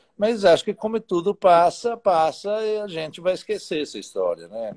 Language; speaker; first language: Portuguese; non-native, fluent; Italian